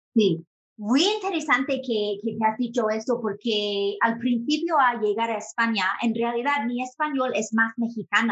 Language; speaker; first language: Spanish; non-native, fluent; English